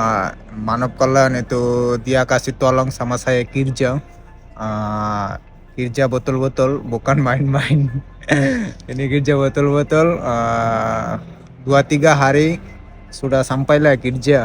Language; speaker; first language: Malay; non-native, learner; Bangla